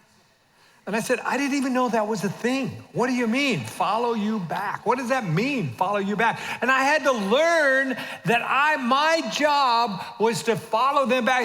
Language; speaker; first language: English; native; English